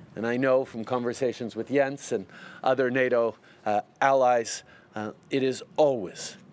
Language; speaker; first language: English; native; English